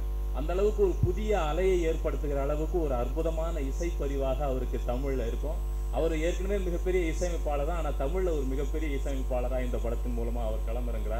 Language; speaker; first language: Tamil; native; Tamil